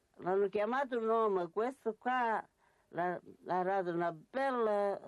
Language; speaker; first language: Italian; early bilingual, heritage; Italian